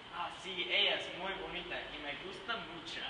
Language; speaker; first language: Spanish; non-native, learner; English